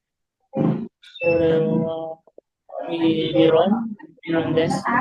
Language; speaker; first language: Japanese; non-native, learner; Filipino